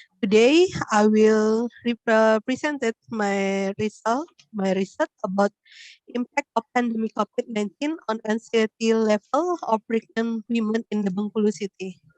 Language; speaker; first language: English; non-native, learner; Indonesian